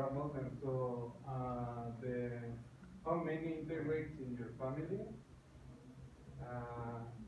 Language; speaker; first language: English; non-native, learner; Spanish